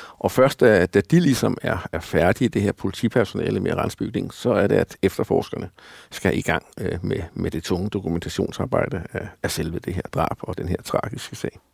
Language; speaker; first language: Danish; native; Danish